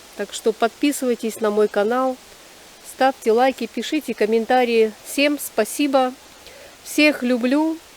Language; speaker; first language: Russian; native; Russian